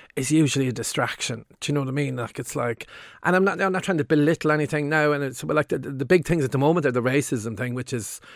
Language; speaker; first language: English; native; English